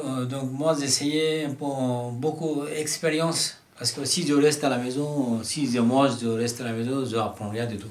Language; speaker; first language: French; non-native, learner; Bangla